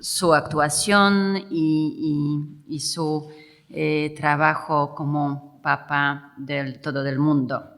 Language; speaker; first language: Spanish; non-native, fluent; Polish